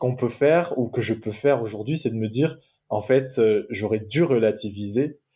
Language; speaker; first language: French; native; French